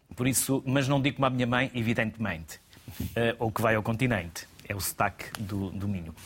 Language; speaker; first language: Portuguese; native; Portuguese